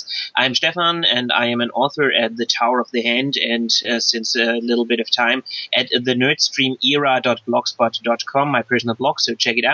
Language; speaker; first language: English; non-native, fluent; German